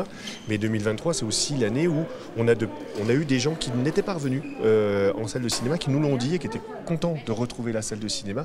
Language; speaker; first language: French; native; French